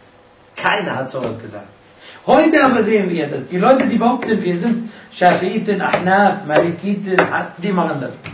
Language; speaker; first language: German; non-native, fluent; Arabic